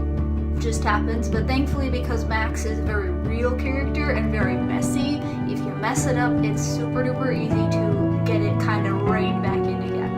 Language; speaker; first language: English; native; English